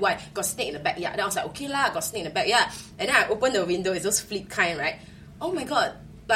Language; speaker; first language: English; early bilingual, other home language; Chinese